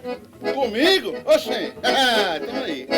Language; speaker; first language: Portuguese; native; Portuguese